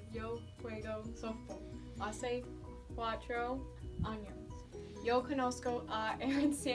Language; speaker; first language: Spanish; non-native, learner; English